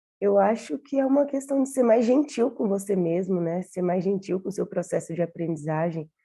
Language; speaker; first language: Portuguese; native; Portuguese